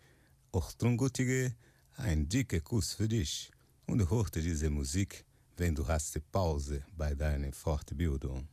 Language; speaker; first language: German; non-native, fluent; Portuguese